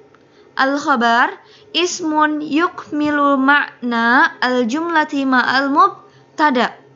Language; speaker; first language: Arabic; non-native, fluent; Indonesian